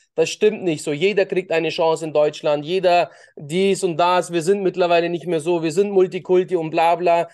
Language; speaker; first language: German; early bilingual, other home language; Russian